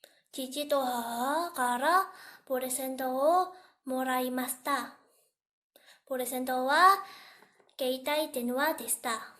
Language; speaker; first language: Japanese; non-native, learner; Indonesian